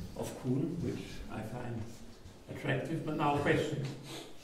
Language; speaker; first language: English; non-native, fluent; German